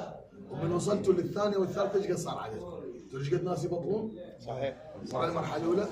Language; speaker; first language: Arabic; native; Arabic